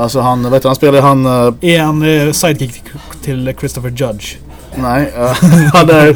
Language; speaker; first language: Swedish; native; Swedish